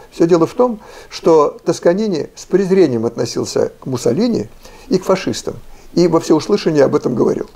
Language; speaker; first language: Russian; native; Russian